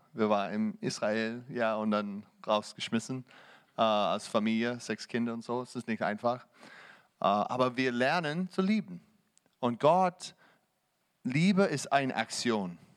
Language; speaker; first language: German; non-native, fluent; English